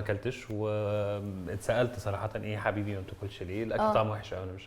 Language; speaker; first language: Arabic; native; Arabic